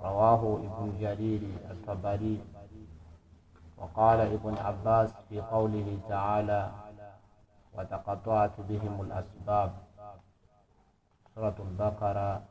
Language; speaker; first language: Arabic; non-native, fluent; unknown